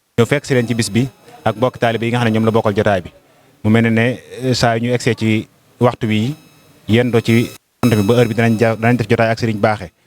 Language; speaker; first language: Wolof; native; Wolof